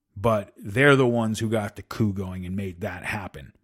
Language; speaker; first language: English; native; English